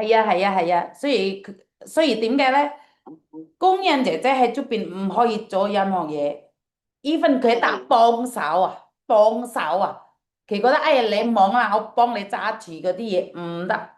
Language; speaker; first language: Cantonese; non-native, fluent; Indonesian